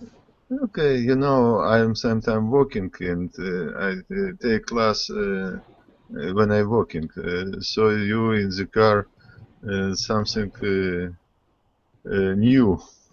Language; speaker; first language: English; non-native, learner; Russian